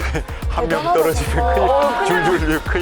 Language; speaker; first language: Korean; native; Korean